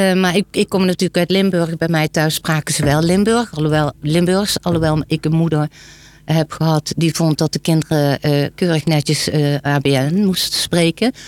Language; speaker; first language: Dutch; native; Dutch